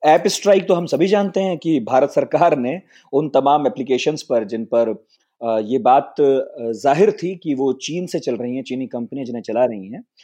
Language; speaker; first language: Hindi; native; Hindi